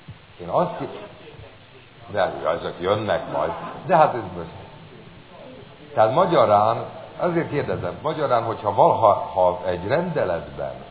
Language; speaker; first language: Hungarian; native; Hungarian